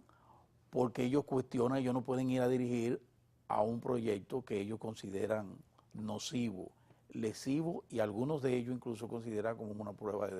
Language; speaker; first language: Spanish; native; Spanish